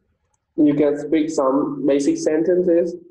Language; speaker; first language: English; non-native, fluent; Vietnamese